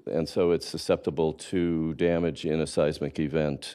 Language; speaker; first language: English; native; English